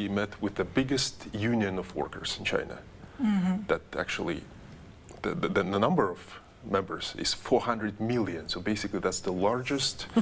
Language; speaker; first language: English; non-native, fluent; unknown